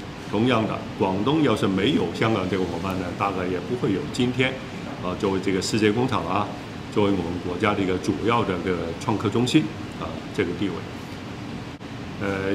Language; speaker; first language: Chinese; non-native, local second language; Cantonese